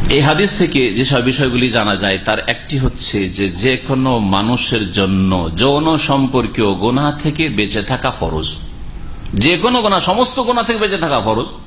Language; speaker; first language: Bangla; native; Bangla